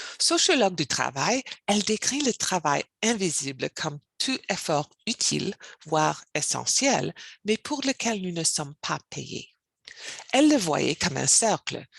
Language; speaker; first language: French; non-native, learner; English